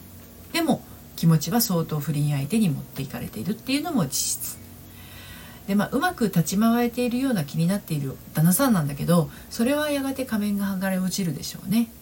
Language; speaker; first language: Japanese; native; Japanese